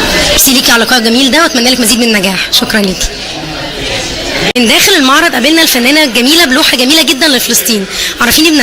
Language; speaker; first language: Arabic; native; Arabic